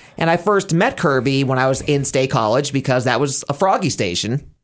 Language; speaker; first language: English; native; English